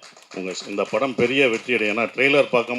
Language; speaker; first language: Tamil; native; Tamil